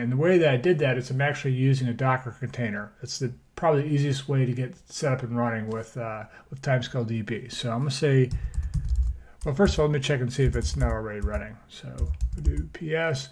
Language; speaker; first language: English; native; English